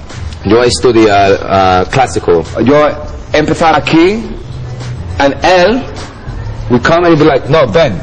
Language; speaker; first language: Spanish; non-native, learner; English